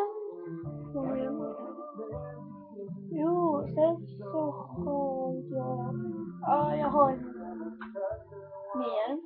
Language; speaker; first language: Swedish; non-native, learner; Korean